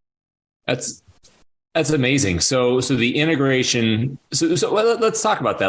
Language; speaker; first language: English; native; English